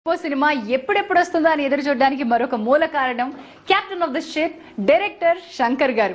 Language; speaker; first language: Telugu; native; Telugu